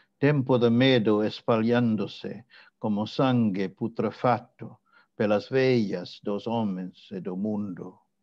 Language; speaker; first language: Portuguese; non-native, fluent; English